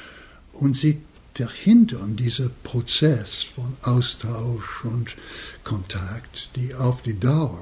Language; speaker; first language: German; non-native, fluent; English